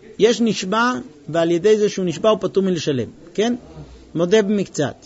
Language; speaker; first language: Hebrew; non-native, fluent; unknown